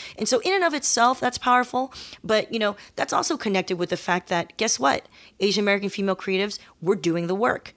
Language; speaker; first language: English; early bilingual, other home language; Chinese